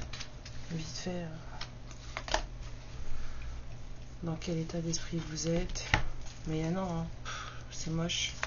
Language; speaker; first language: French; native; French